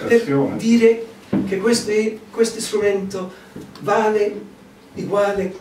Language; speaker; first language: Italian; non-native, fluent; English